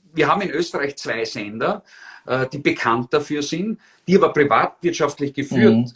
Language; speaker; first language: German; native; German